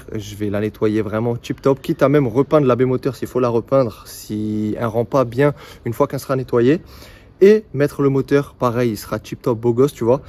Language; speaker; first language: French; native; French